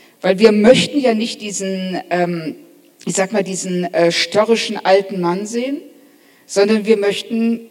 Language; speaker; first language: German; native; German